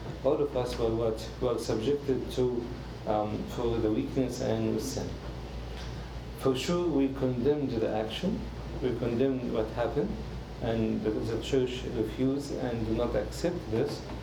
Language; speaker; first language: English; non-native, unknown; Arabic